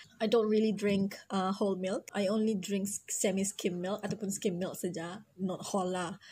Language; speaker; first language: English; non-native, local second language; Malay